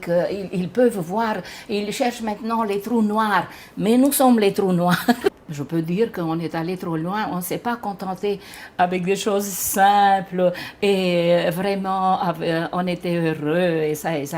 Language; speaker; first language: French; non-native, fluent; Romanian